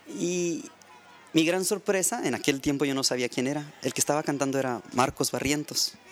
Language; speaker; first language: Spanish; native; Spanish